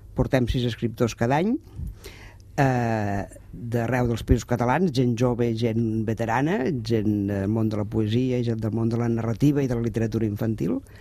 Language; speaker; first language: Catalan; native; Catalan